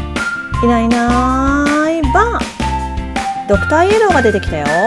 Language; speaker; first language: Japanese; native; Japanese